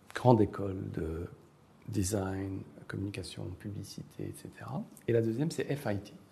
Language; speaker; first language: French; non-native, local second language; Arabic